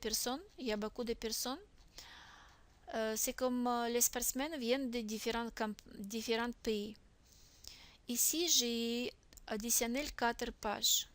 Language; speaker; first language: French; non-native, learner; Russian